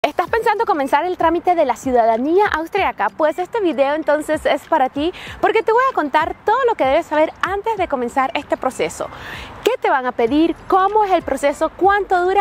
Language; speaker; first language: Spanish; native; Spanish